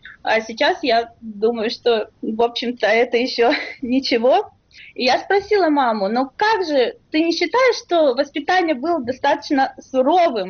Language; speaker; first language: Russian; native; Russian